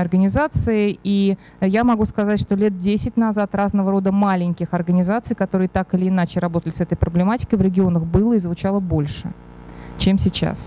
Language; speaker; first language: Russian; native; Russian